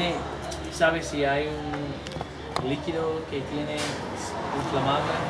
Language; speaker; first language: Spanish; non-native, learner; English